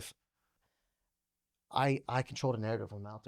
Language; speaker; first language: English; native; English